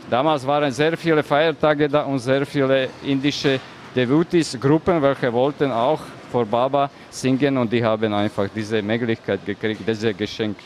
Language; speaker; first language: German; non-native, fluent; Slovak